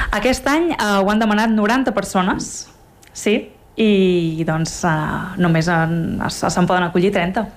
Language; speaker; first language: Catalan; native; Catalan